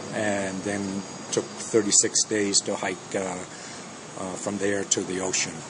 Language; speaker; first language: English; early bilingual, other home language; Danish